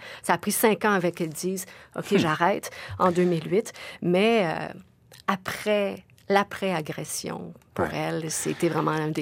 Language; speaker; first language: French; native; French